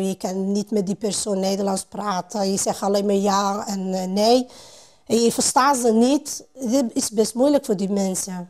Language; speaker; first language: Dutch; non-native, fluent; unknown